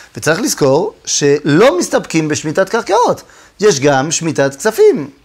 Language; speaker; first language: Hebrew; non-native, fluent; French